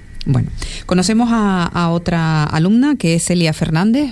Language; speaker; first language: Spanish; native; Spanish